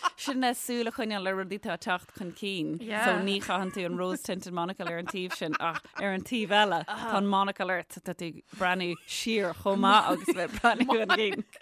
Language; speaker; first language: Irish; non-native, local second language; English